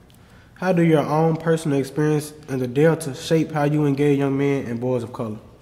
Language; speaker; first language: English; native; English